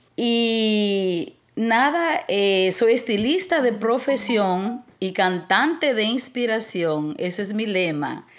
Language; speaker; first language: Spanish; native; Spanish